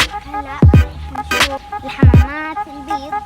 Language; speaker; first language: Arabic; native; Arabic